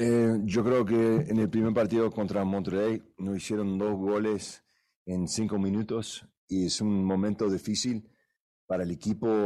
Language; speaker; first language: Spanish; early bilingual, heritage; English